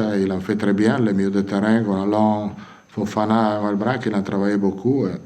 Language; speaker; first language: French; non-native, fluent; Italian